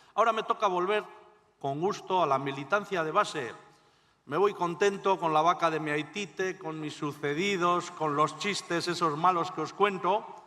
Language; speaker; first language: Spanish; native; Spanish